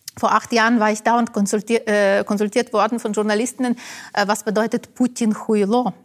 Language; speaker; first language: German; non-native, fluent; Ukrainian